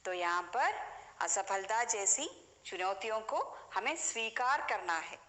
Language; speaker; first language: Hindi; non-native, local second language; Malayalam